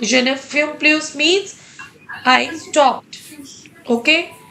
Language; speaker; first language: French; non-native, fluent; Hindi